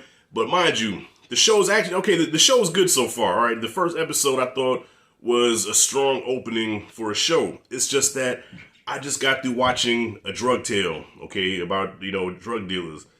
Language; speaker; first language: English; native; English